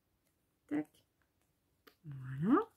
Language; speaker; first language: French; native; French